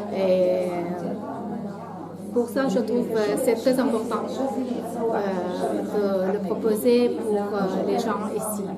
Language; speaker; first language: French; non-native, learner; Arabic